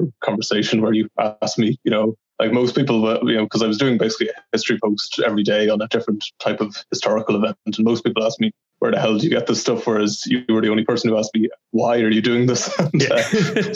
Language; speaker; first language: English; native; English